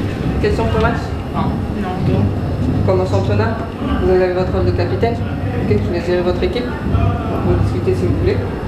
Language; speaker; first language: French; native; French